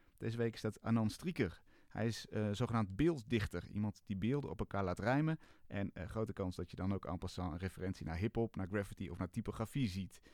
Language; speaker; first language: Dutch; native; Dutch